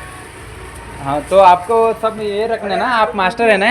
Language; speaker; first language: Hindi; non-native, local second language; Kannada